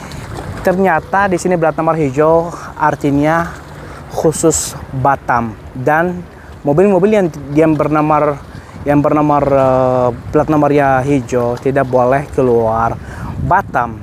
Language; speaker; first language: Indonesian; non-native, fluent; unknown